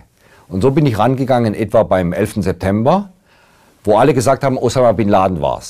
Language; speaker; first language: German; native; German